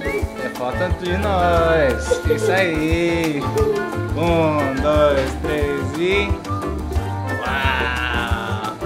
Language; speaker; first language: Portuguese; non-native, learner; English